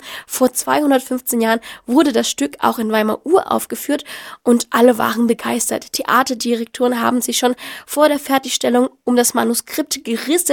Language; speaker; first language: German; native; German